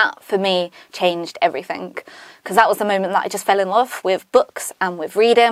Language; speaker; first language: English; native; English